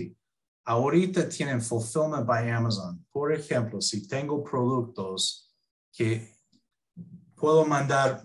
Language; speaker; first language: Spanish; non-native, fluent; English